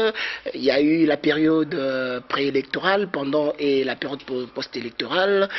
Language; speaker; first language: French; non-native, local second language; Lingala